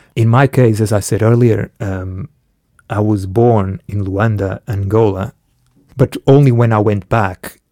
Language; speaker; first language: English; early bilingual, other home language; Portuguese